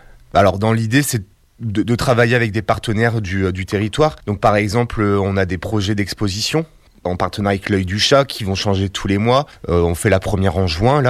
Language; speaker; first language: French; native; French